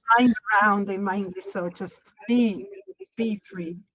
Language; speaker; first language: English; non-native, learner; Hungarian